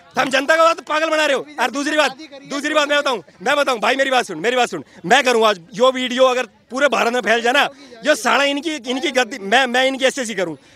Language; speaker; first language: Hindi; native; Hindi